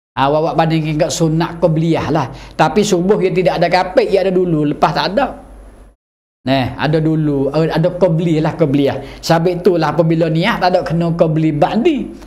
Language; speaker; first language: Malay; native; Malay